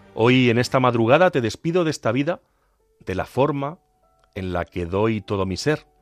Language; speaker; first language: Spanish; native; Spanish